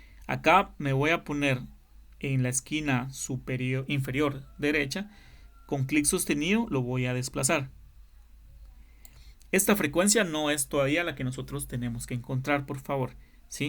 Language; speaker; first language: Spanish; native; Spanish